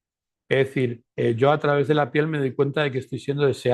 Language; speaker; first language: Spanish; native; Spanish